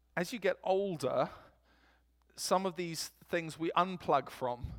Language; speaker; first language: English; native; English